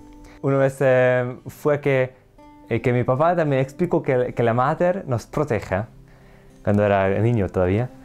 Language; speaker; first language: Spanish; non-native, learner; Hungarian